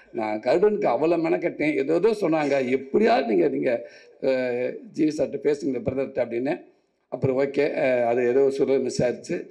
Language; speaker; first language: Tamil; native; Tamil